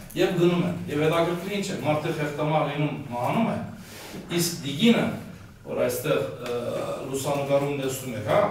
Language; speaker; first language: Armenian; early bilingual, heritage; Armenian